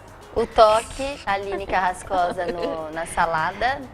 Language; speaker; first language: Portuguese; native; Portuguese